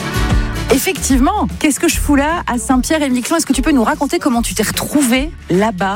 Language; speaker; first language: French; native; French